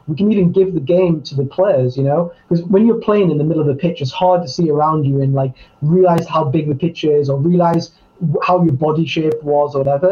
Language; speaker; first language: English; native; English